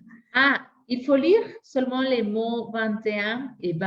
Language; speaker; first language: French; non-native, fluent; Spanish